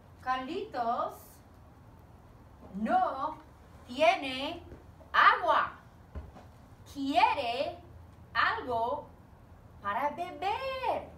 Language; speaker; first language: Spanish; non-native, fluent; English